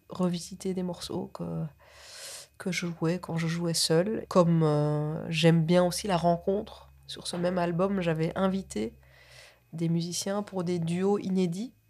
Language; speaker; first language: French; native; French